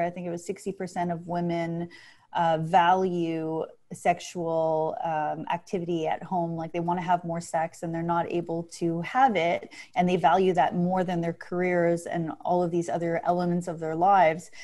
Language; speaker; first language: English; native; English